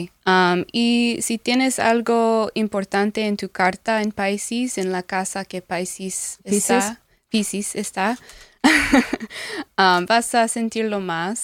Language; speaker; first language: Spanish; non-native, learner; English